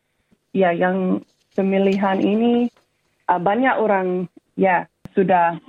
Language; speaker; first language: Indonesian; non-native, fluent; English